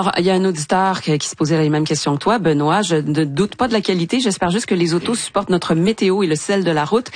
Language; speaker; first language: French; native; French